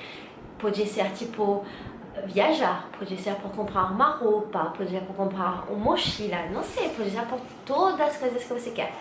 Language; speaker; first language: Portuguese; non-native, learner; French